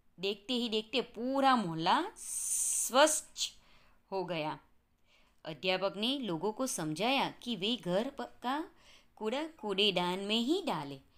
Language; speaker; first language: Hindi; non-native, local second language; Gujarati